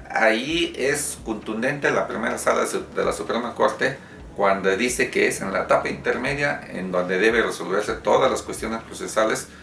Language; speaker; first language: Spanish; native; Spanish